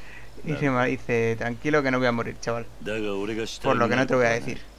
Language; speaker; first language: Spanish; native; Spanish